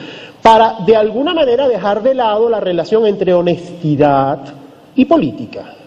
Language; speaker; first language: Spanish; native; Spanish